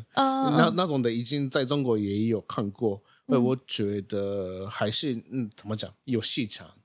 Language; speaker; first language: Chinese; non-native, fluent; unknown